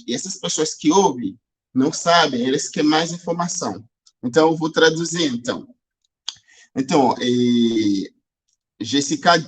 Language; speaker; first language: Portuguese; non-native, fluent; Haitian Creole